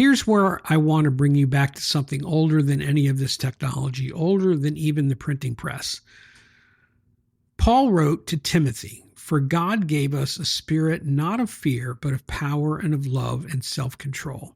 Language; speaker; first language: English; native; English